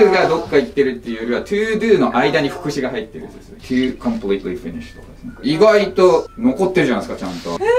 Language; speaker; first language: Japanese; native; Japanese